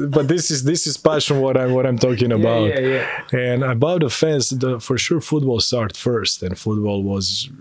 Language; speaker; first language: English; non-native, fluent; Serbian